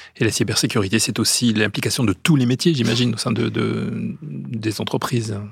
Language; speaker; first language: French; native; French